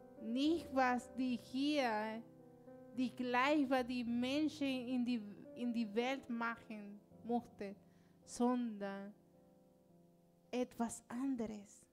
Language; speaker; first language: German; non-native, learner; Spanish